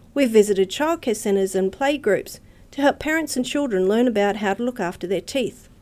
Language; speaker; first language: English; native; English